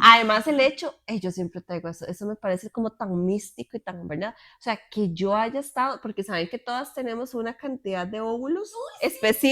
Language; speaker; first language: Spanish; native; Spanish